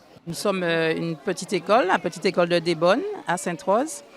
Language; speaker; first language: French; native; French